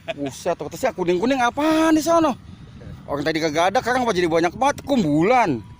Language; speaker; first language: Indonesian; native; Indonesian